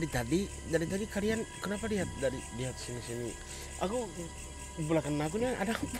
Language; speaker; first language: Indonesian; non-native, learner; Japanese